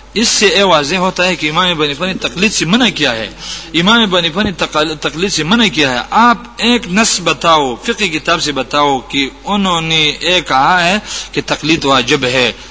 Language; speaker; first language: Urdu; non-native, local second language; Pashto